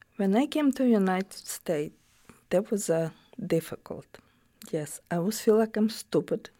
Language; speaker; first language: English; non-native, learner; Ukrainian